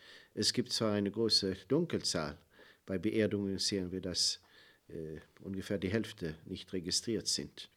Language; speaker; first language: German; non-native, fluent; Swedish